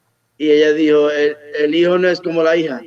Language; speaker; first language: Spanish; early bilingual, heritage; Spanish